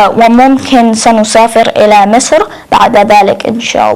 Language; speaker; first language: Arabic; non-native, learner; English